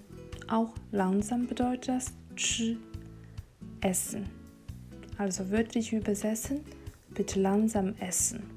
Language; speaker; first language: German; non-native, fluent; Chinese